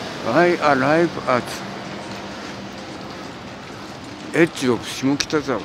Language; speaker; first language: English; non-native, learner; Japanese